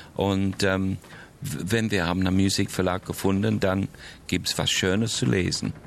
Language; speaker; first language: German; non-native, fluent; English